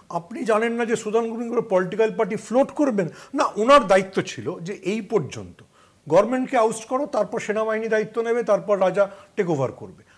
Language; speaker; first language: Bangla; native; Bangla